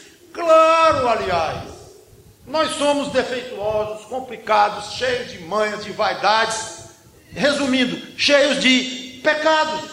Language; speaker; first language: Portuguese; native; Portuguese